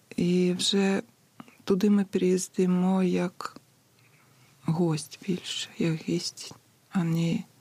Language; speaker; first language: Ukrainian; non-native, fluent; Lithuanian